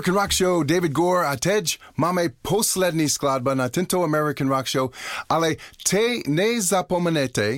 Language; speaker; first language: Czech; non-native, learner; English